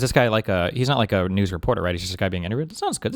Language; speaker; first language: English; native; English